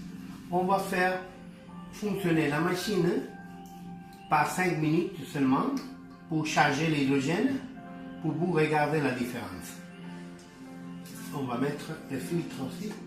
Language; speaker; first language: French; non-native, learner; Spanish